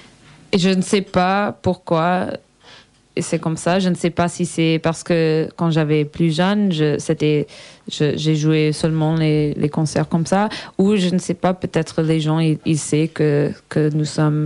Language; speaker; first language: French; non-native, learner; English